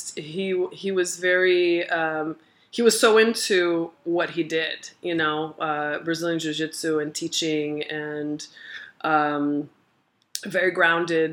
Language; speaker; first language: English; early bilingual, other home language; Portuguese